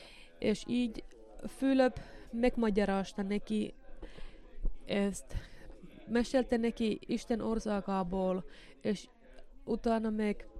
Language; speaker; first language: Hungarian; non-native, learner; Finnish